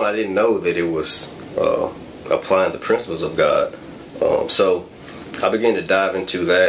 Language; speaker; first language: English; native; English